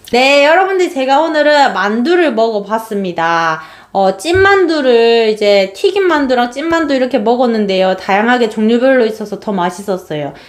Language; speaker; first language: Korean; native; Korean